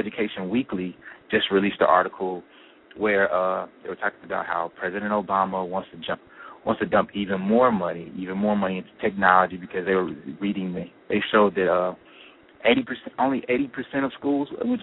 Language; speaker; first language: English; native; English